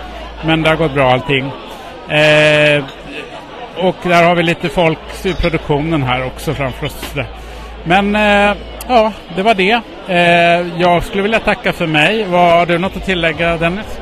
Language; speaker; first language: Swedish; native; Swedish